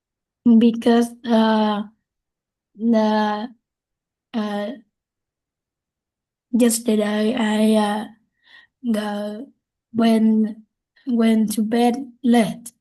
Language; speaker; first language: English; non-native, learner; Vietnamese